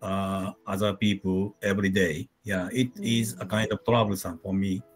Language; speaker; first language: English; non-native, learner; Japanese